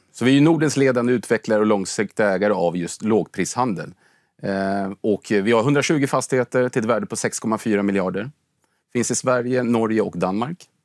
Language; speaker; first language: Swedish; native; Swedish